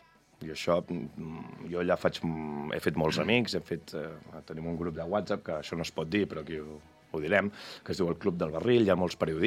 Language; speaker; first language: Catalan; native; Catalan